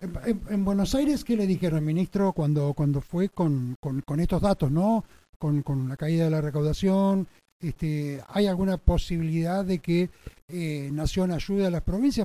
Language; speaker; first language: Spanish; native; Spanish